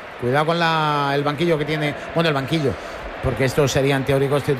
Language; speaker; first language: Spanish; native; Spanish